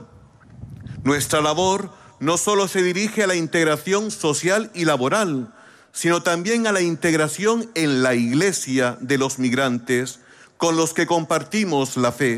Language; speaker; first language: Spanish; native; Spanish